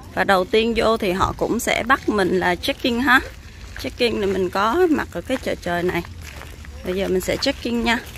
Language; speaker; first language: Vietnamese; native; Vietnamese